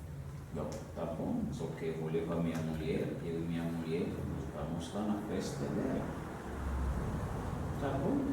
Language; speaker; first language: Portuguese; non-native, fluent; Haitian Creole